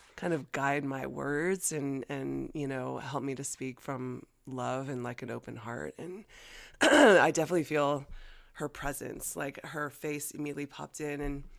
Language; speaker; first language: English; early bilingual, other home language; Chinese